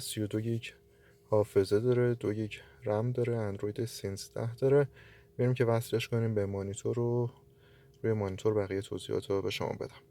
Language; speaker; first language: Persian; native; Persian